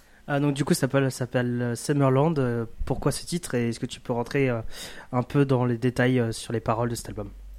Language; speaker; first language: French; native; French